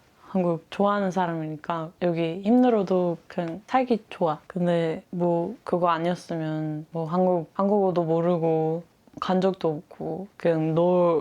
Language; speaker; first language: Korean; non-native, fluent; Dutch